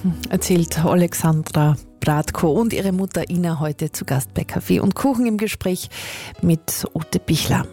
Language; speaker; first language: German; native; German